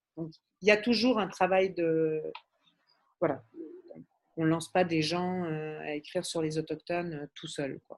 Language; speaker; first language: French; native; French